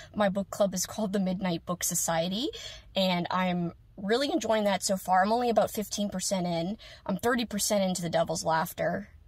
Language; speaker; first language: English; native; English